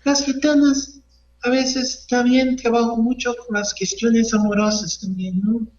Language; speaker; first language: Spanish; non-native, learner; Portuguese